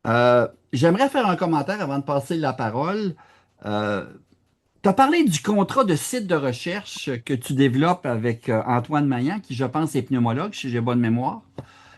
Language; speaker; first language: French; native; French